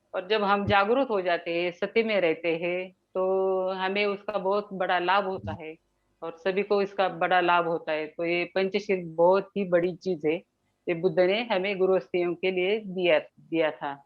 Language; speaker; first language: Hindi; non-native, fluent; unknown